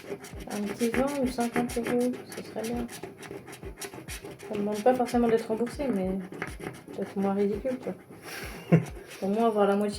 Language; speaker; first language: French; native; French